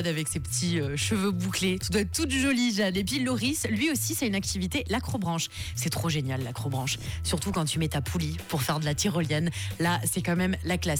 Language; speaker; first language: French; native; French